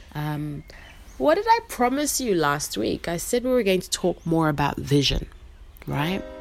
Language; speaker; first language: English; non-native, local second language; Shona